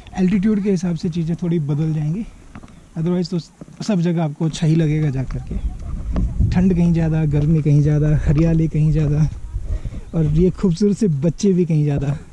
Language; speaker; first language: Hindi; native; Hindi